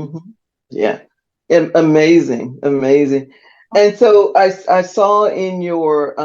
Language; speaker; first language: English; native; English